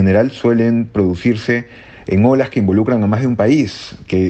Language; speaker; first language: Spanish; native; Spanish